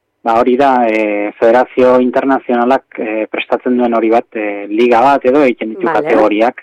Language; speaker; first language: Basque; native; Basque